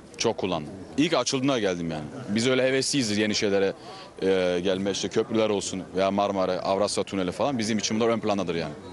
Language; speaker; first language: Turkish; early bilingual, heritage; Turkish